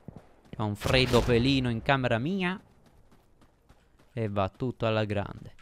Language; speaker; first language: Italian; native; Italian